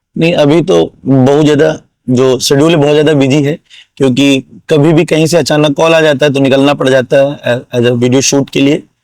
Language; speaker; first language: Hindi; native; Hindi